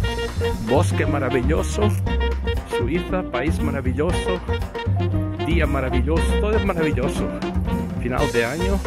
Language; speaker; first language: Spanish; non-native, fluent; Portuguese